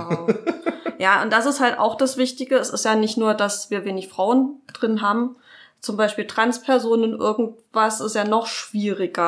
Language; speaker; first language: German; native; German